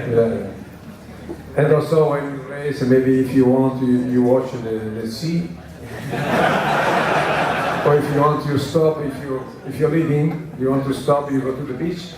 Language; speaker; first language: English; non-native, learner; Italian